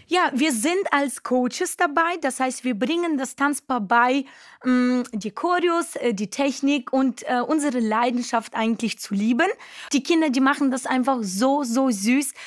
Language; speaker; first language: German; non-native, fluent; Romanian